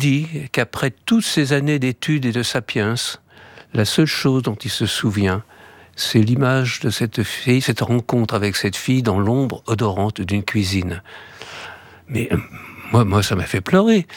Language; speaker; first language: French; native; French